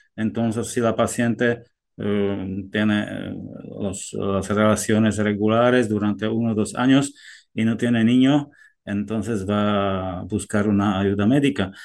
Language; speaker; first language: Spanish; non-native, fluent; Czech